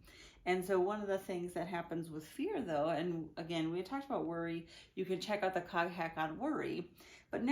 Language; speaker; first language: English; native; English